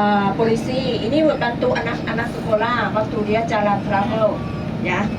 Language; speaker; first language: Indonesian; non-native, learner; Thai